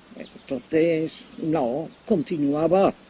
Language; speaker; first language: Spanish; non-native, fluent; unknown